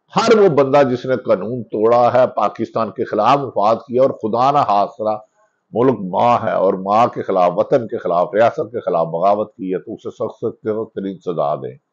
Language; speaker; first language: Urdu; non-native, local second language; Punjabi